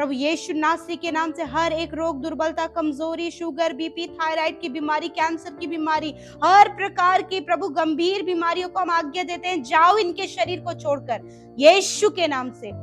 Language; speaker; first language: Hindi; native; Hindi